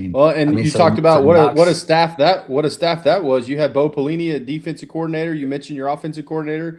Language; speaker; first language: English; native; English